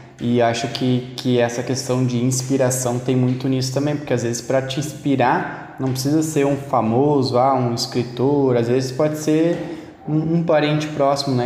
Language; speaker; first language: Portuguese; native; Portuguese